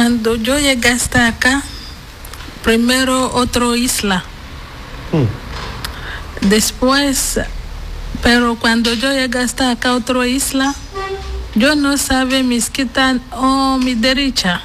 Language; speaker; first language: Spanish; non-native, learner; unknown